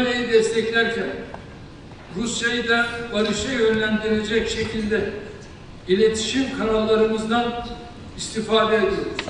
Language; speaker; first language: Turkish; native; Turkish